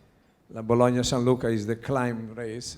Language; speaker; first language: English; non-native, learner; Italian